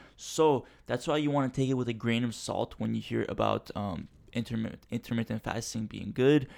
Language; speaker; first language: English; early bilingual, other home language; Turkish